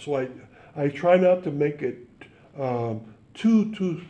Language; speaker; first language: English; native; English